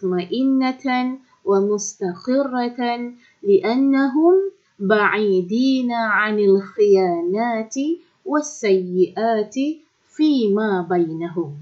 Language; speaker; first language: Arabic; non-native, fluent; Malay